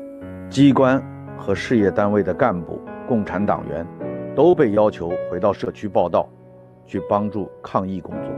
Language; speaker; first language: Chinese; native; Chinese